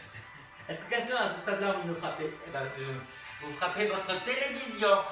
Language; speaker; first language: French; native; French